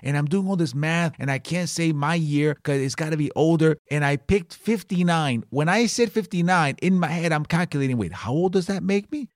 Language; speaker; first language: English; early bilingual, other home language; Spanish